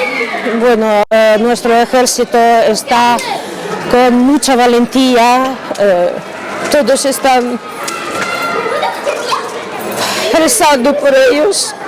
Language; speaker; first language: Spanish; non-native, fluent; Ukrainian